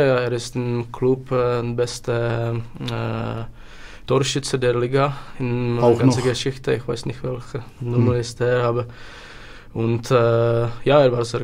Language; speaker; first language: German; non-native, learner; Czech